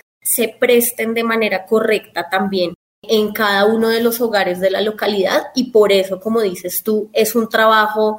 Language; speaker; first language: Spanish; native; Spanish